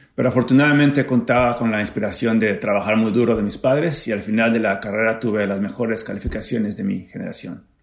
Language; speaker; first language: Spanish; native; Spanish